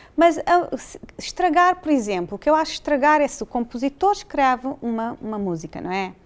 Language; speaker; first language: Portuguese; early bilingual, heritage; English